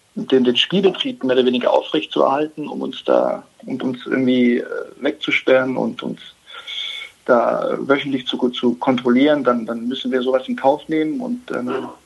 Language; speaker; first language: German; native; German